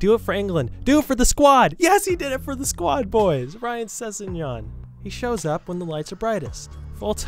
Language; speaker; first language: English; native; English